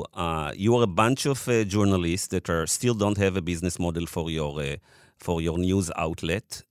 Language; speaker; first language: English; non-native, fluent; Hebrew